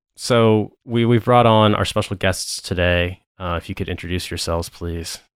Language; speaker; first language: English; native; English